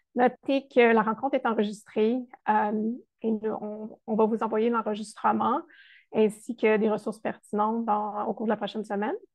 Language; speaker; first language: French; native; French